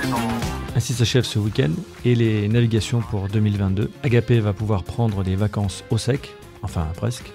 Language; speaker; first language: French; native; French